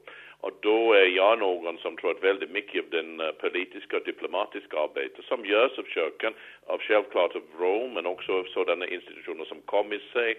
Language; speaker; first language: Swedish; non-native, fluent; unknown